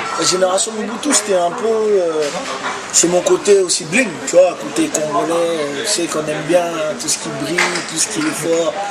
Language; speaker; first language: French; early bilingual, other home language; Lingala